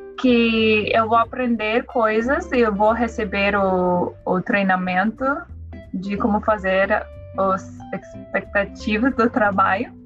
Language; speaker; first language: Portuguese; non-native, learner; English